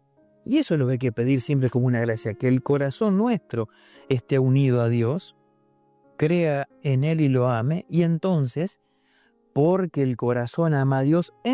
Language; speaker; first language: Spanish; native; Spanish